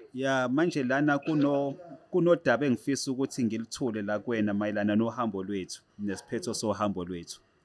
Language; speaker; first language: Zulu; native; Zulu